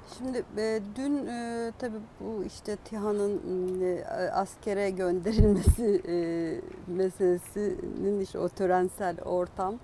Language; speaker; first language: Turkish; non-native, local second language; Kurdish